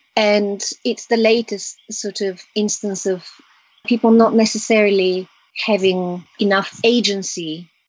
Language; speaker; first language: English; early bilingual, other home language; Bulgarian